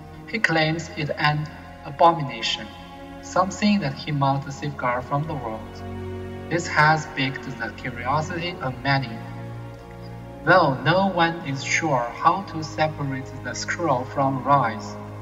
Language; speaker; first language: English; non-native, learner; Chinese